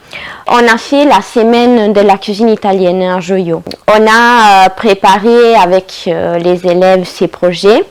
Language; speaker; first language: French; non-native, fluent; Italian